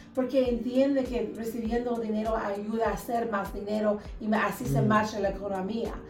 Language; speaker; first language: Spanish; early bilingual, heritage; Spanish